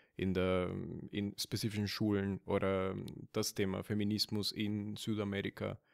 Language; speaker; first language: German; non-native, fluent; Spanish